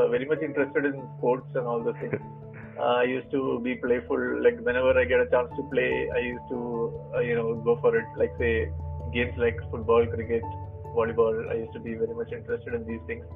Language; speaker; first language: English; non-native, local second language; Malayalam